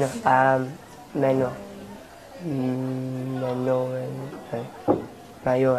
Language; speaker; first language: Spanish; non-native, learner; English